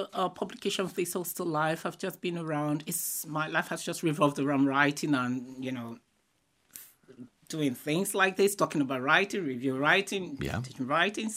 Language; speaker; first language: English; non-native, local second language; Igbo